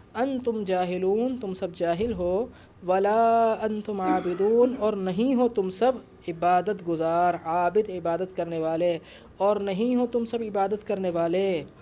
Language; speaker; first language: Urdu; native; Urdu